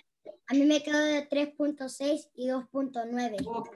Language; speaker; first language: Spanish; native; Spanish